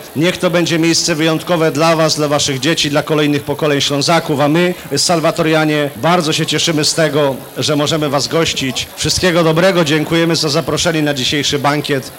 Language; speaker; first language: Polish; native; Polish